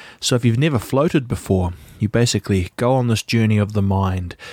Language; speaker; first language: English; native; English